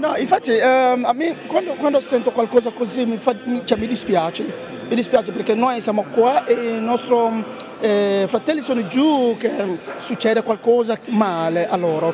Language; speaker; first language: Italian; non-native, learner; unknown